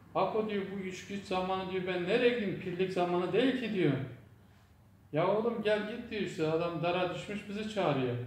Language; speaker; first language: Turkish; non-native, local second language; Zaza